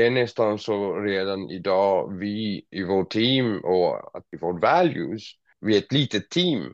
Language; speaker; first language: Swedish; non-native, fluent; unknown